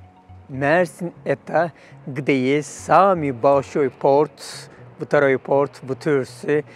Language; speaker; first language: Russian; non-native, fluent; Turkish